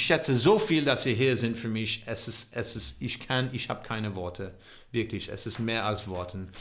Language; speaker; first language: German; non-native, learner; English